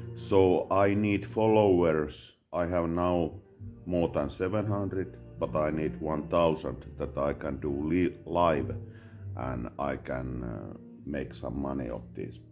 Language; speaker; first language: English; non-native, learner; Finnish